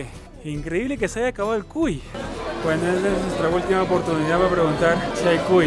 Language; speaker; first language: Spanish; native; Spanish